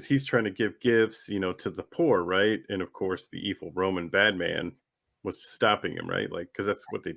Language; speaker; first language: English; native; English